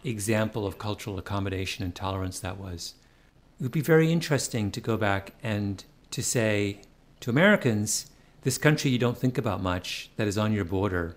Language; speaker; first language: English; native; English